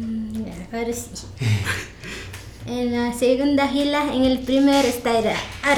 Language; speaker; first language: Spanish; non-native, local second language; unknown